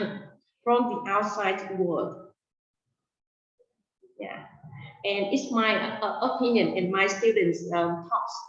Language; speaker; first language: English; non-native, fluent; Vietnamese